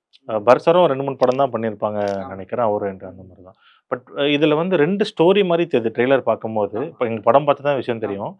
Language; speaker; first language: Tamil; native; Tamil